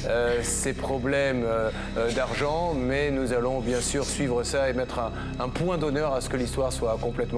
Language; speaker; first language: French; native; French